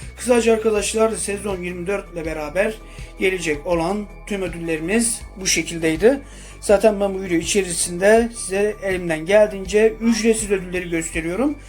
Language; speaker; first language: Turkish; native; Turkish